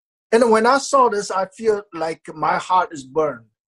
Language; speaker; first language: English; non-native, fluent; Chinese